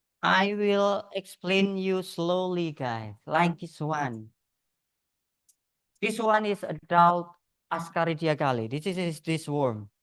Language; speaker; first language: English; non-native, learner; Indonesian